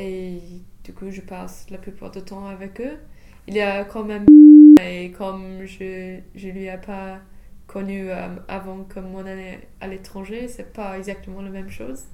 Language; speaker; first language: French; non-native, fluent; English